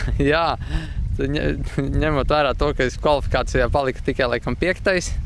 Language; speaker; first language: Latvian; native; Latvian